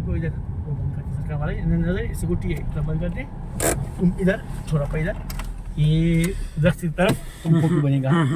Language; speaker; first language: Hindi; non-native, learner; Baluchi